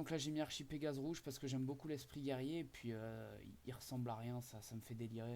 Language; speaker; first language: French; native; French